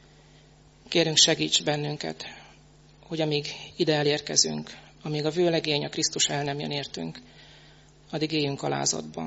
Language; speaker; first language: Hungarian; native; Hungarian